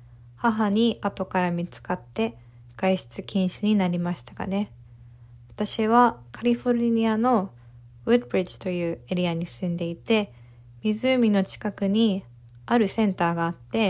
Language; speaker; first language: Japanese; early bilingual, heritage; Japanese